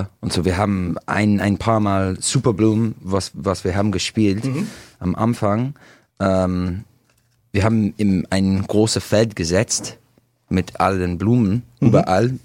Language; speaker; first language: German; non-native, learner; English